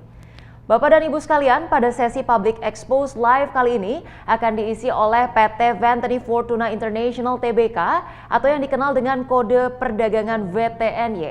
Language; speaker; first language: Indonesian; native; Indonesian